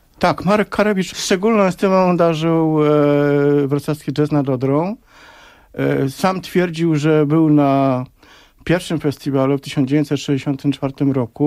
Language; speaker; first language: Polish; native; Polish